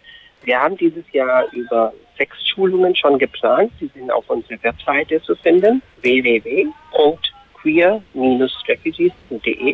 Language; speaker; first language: German; non-native, fluent; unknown